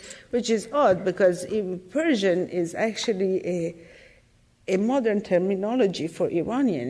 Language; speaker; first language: English; non-native, fluent; Persian